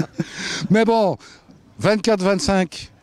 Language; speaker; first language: French; native; French